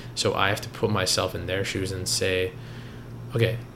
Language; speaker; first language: English; native; English